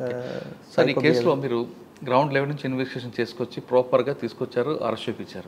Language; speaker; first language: Telugu; native; Telugu